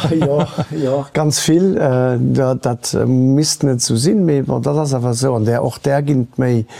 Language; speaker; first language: Luxembourgish; early bilingual, other home language; Portuguese